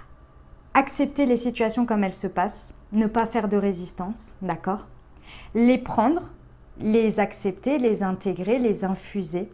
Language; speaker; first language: French; native; French